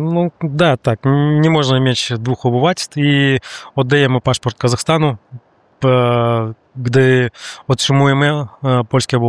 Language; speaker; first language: Polish; non-native, learner; Russian